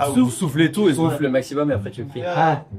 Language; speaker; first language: French; native; French